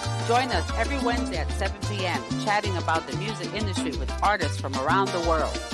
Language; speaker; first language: English; early bilingual, other home language; Spanish